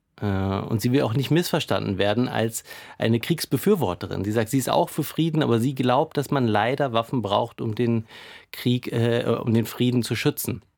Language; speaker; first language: German; native; German